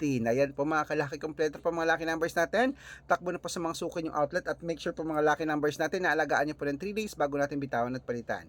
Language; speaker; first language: Filipino; native; Filipino